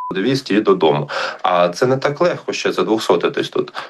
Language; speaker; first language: Ukrainian; native; Ukrainian